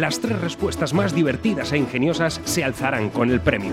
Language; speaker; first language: Spanish; native; Spanish